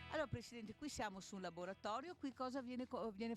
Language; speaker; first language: Italian; native; Italian